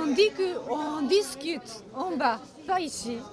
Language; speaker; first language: French; non-native, fluent; Japanese